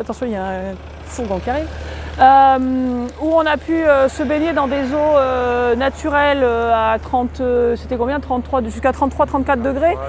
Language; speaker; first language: French; native; French